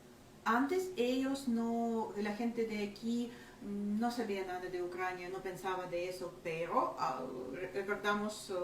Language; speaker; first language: Spanish; non-native, fluent; Ukrainian